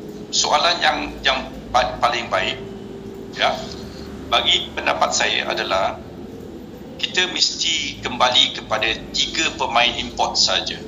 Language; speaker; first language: Indonesian; non-native, local second language; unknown